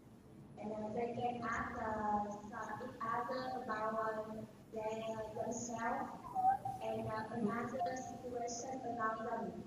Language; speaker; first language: English; non-native, learner; Vietnamese